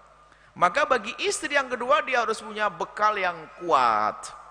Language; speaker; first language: Indonesian; native; Indonesian